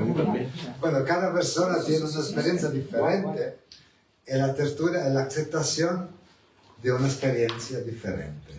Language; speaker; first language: Spanish; non-native, learner; Italian